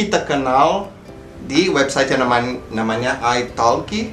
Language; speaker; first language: Indonesian; non-native, fluent; Portuguese